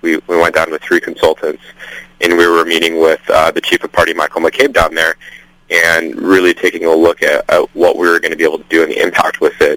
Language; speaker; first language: English; native; English